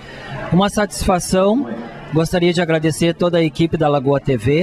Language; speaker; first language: Portuguese; native; Portuguese